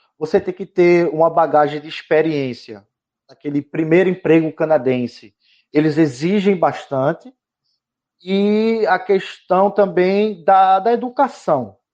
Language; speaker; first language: Portuguese; native; Portuguese